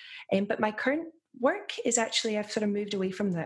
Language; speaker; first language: English; native; English